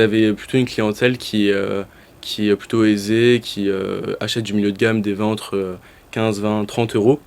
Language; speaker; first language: French; native; French